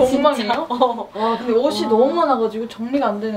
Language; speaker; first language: Korean; native; Korean